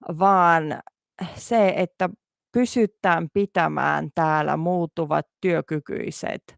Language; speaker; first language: Finnish; non-native, learner; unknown